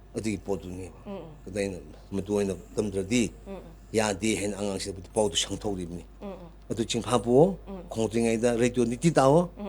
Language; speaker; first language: Manipuri; non-native, local second language; Tangkhul Naga (India)